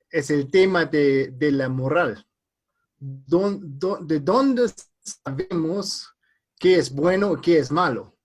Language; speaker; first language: Spanish; non-native, fluent; German